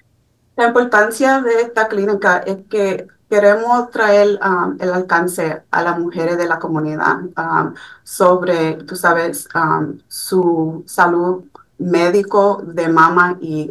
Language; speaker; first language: Spanish; early bilingual, heritage; Spanish